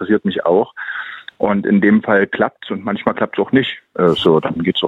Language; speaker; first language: German; native; German